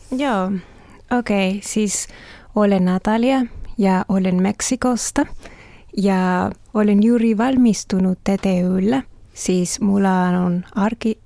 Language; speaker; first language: Finnish; non-native, learner; Spanish